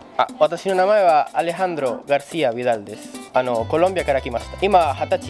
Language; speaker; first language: Japanese; non-native, learner; Spanish